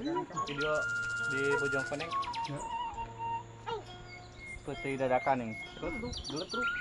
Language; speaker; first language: Indonesian; non-native, local second language; Sundanese